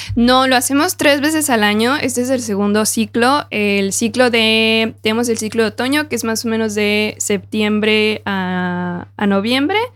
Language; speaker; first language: Spanish; native; Spanish